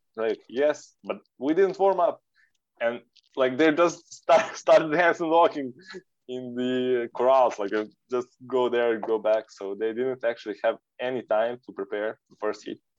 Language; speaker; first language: English; non-native, fluent; Serbian